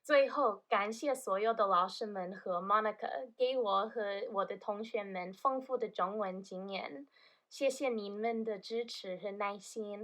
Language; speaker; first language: Chinese; non-native, fluent; English